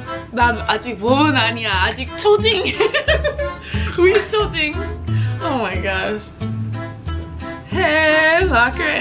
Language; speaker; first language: Korean; non-native, fluent; English